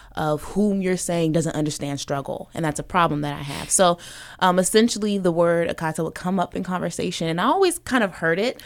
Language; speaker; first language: English; early bilingual, other home language; Yoruba